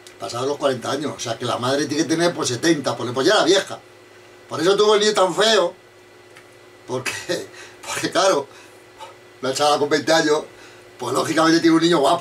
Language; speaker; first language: Spanish; native; Spanish